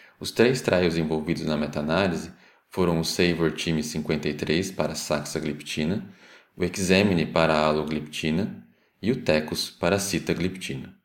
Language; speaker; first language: Portuguese; native; Portuguese